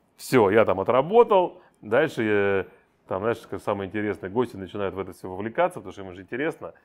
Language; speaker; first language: Russian; native; Russian